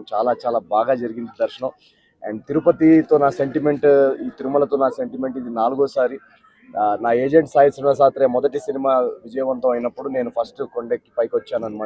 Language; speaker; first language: Telugu; native; Telugu